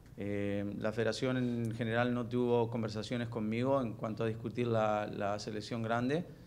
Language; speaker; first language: Spanish; early bilingual, heritage; Spanish